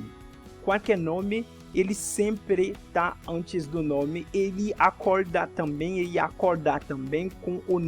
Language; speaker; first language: Portuguese; non-native, fluent; French